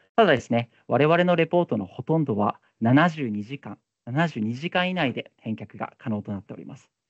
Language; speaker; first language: Japanese; native; Japanese